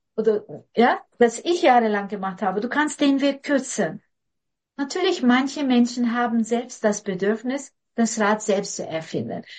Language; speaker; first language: German; non-native, fluent; Turkish